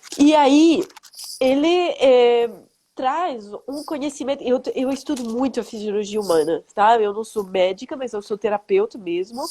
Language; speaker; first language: Portuguese; non-native, fluent; French